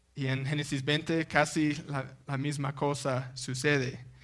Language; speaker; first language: Spanish; non-native, fluent; English